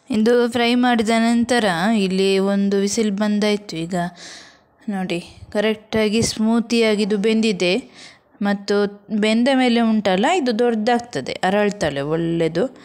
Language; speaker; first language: Kannada; non-native, local second language; Konkani